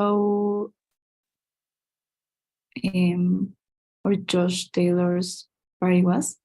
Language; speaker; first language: English; non-native, learner; Spanish